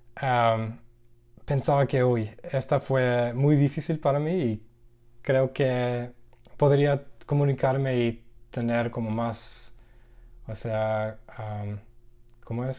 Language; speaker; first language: Spanish; non-native, learner; English